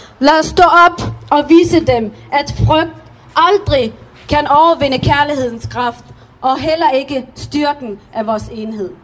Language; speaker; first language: Danish; early bilingual, other home language; Arabic